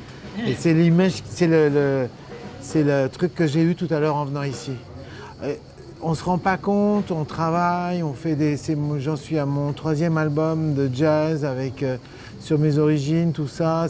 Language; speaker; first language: French; native; French